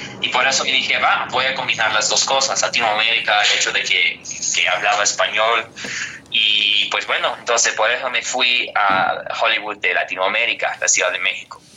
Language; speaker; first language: Spanish; non-native, fluent; English